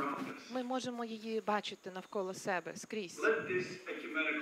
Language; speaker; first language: Ukrainian; native; Ukrainian